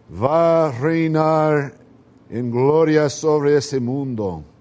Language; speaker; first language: Portuguese; non-native, learner; Spanish